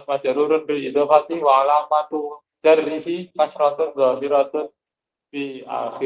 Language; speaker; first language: Arabic; non-native, learner; Indonesian